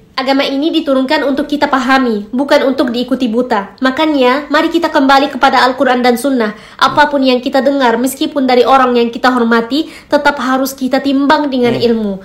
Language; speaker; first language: Indonesian; non-native, fluent; Arabic